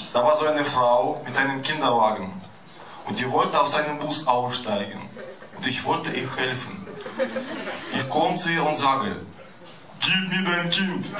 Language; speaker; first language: German; non-native, fluent; Russian